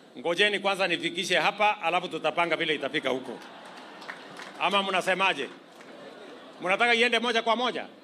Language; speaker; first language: Swahili; non-native, local second language; Kalenjin